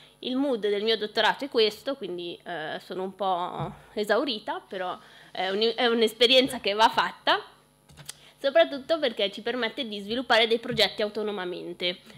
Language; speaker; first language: Italian; native; Italian